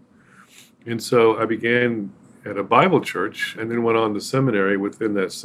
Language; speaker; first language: English; native; English